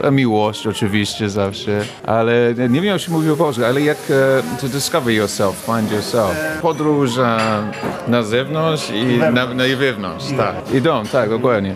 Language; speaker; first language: Polish; non-native, learner; English